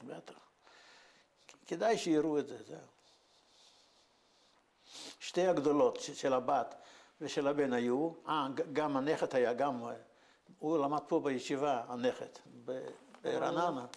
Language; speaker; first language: Hebrew; non-native, fluent; Yiddish